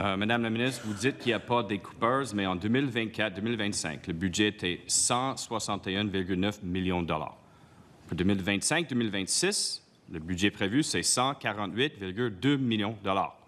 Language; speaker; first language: French; non-native, local second language; English